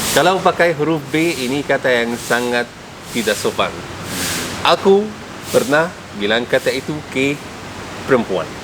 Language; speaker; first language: Indonesian; non-native, fluent; Arabic